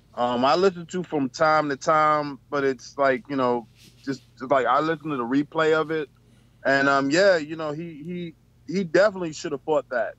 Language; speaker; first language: English; native; English